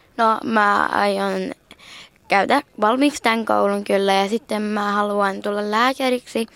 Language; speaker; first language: Finnish; early bilingual, heritage; Finnish